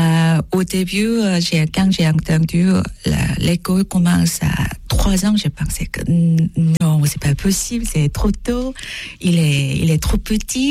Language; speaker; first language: French; non-native, learner; Korean